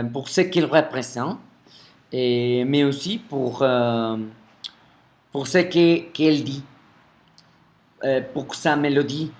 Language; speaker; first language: French; non-native, fluent; Spanish